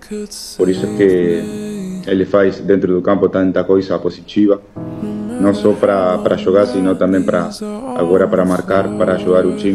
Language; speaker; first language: Portuguese; non-native, fluent; Spanish